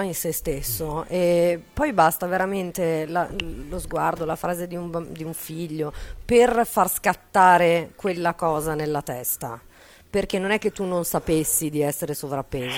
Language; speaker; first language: Italian; native; Italian